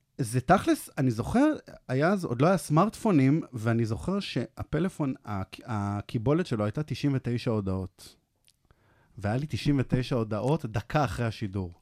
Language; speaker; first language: Hebrew; native; Hebrew